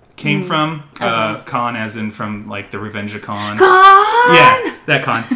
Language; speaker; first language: English; native; English